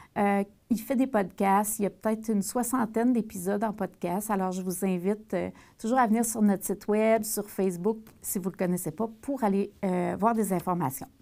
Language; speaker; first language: French; native; French